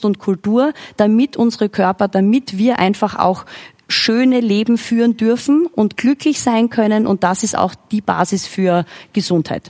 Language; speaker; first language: German; native; German